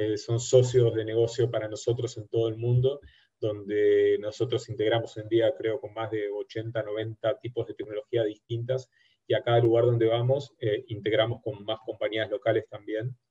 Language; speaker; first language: Spanish; native; Spanish